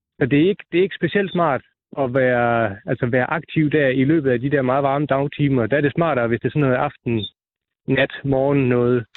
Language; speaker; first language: Danish; native; Danish